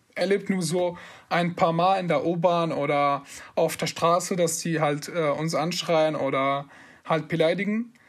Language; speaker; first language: German; non-native, fluent; Arabic